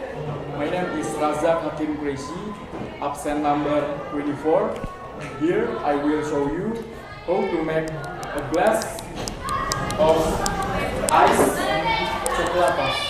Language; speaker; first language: English; non-native, learner; Indonesian